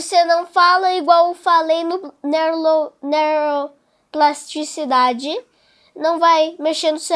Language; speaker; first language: Portuguese; non-native, local second language; English